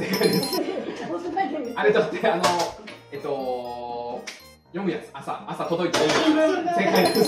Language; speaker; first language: Japanese; native; Japanese